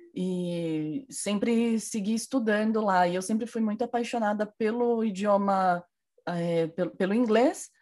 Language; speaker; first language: Portuguese; native; Portuguese